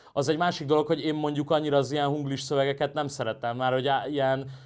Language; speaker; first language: Hungarian; native; Hungarian